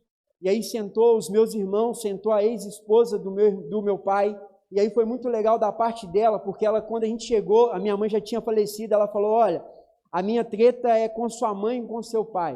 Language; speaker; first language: Portuguese; native; Portuguese